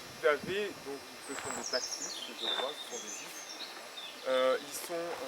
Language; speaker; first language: French; native; French